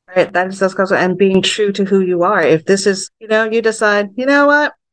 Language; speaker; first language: English; early bilingual, other home language; Vietnamese